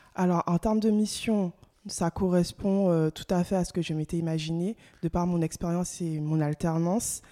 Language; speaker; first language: French; native; French